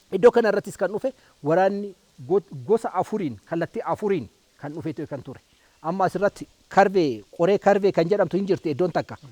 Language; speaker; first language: Oromo; native; Oromo